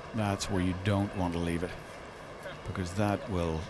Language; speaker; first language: English; native; English